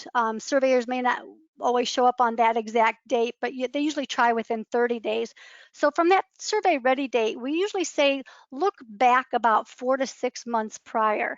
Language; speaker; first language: English; native; English